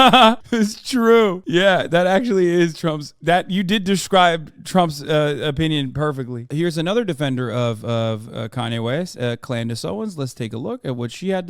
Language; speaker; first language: English; native; English